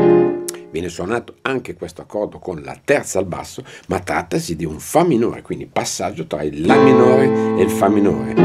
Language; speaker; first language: Italian; native; Italian